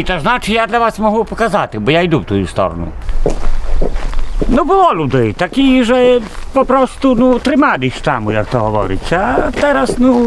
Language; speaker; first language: Polish; non-native, local second language; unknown